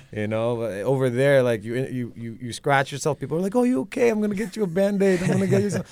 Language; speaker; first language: English; non-native, local second language; Filipino